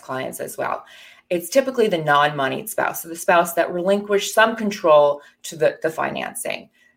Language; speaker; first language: English; native; English